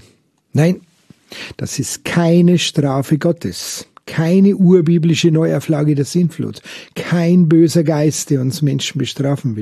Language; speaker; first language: German; native; German